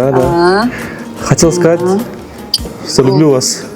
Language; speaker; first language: Russian; non-native, local second language; Kyrgyz